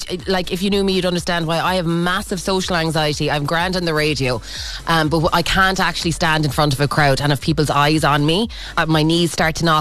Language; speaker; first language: English; native; English